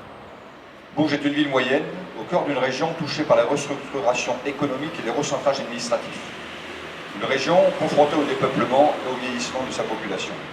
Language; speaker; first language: French; native; French